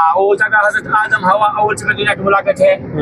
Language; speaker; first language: Hindi; non-native, learner; Baluchi